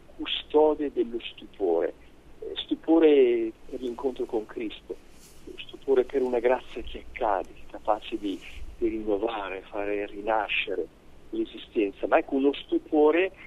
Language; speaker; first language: Italian; native; Italian